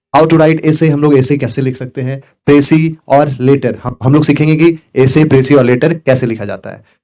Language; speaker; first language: Hindi; native; Hindi